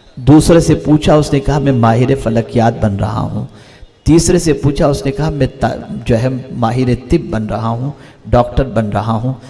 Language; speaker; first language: Urdu; native; Urdu